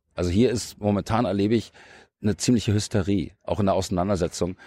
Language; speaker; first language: German; native; German